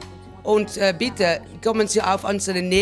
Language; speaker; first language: German; non-native, fluent; Spanish